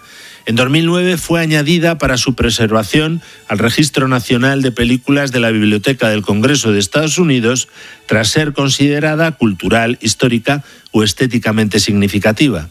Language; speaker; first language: Spanish; native; Spanish